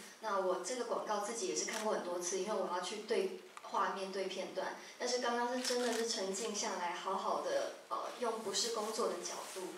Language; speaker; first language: Chinese; native; Chinese